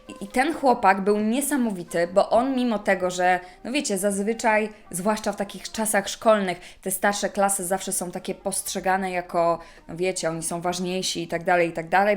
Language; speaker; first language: Polish; native; Polish